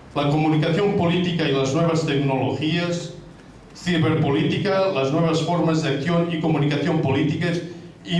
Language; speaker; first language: Spanish; non-native, local second language; Catalan